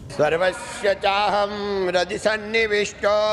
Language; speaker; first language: Hindi; non-native, local second language; Gujarati